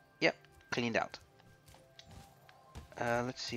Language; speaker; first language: English; native; English